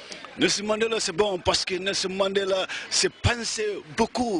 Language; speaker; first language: French; non-native, learner; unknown